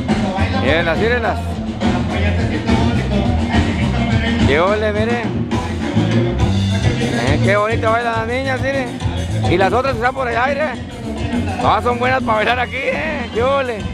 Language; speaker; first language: Spanish; native; Spanish